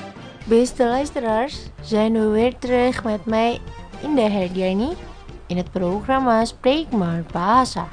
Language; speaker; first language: Dutch; non-native, learner; Indonesian